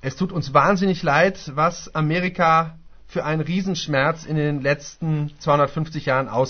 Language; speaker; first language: German; native; German